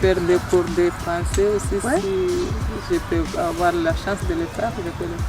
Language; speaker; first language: French; non-native, learner; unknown